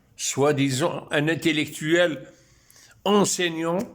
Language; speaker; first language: French; non-native, local second language; Arabic